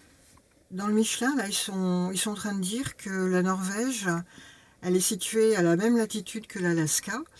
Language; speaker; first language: French; native; French